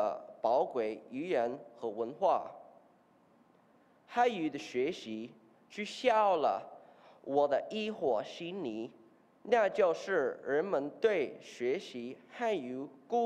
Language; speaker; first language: Chinese; non-native, learner; English